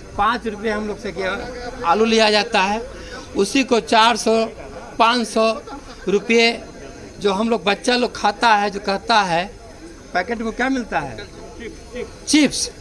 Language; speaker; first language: Hindi; native; Hindi